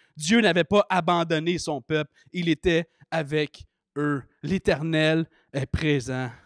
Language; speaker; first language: French; native; French